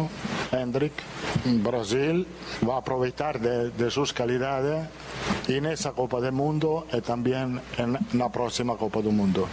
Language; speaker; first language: Portuguese; non-native, fluent; Italian